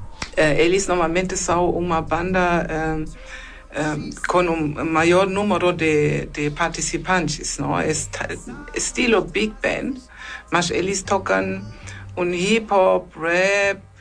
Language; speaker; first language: Portuguese; non-native, fluent; German